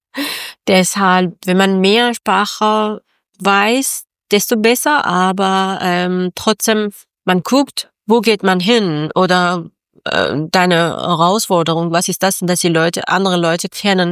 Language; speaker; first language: German; non-native, learner; Persian